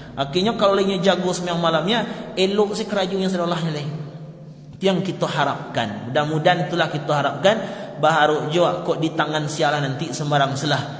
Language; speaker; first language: Malay; non-native, local second language; Minangkabau